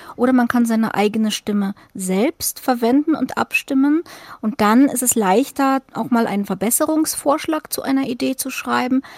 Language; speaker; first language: German; early bilingual, other home language; Russian